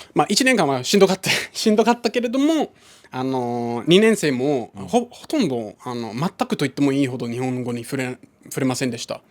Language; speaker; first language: Japanese; non-native, fluent; English